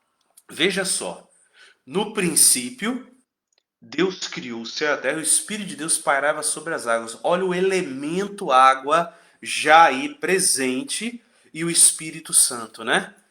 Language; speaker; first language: Portuguese; native; Portuguese